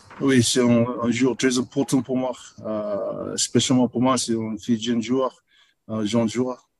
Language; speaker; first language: French; non-native, learner; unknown